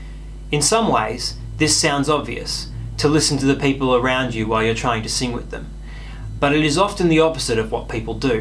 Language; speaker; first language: English; native; English